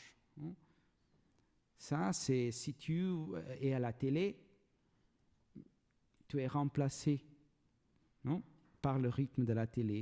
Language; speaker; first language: French; non-native, learner; Portuguese